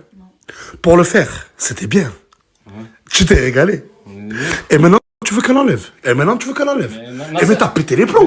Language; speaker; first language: French; native; French